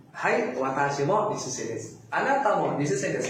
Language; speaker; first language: Japanese; non-native, fluent; Filipino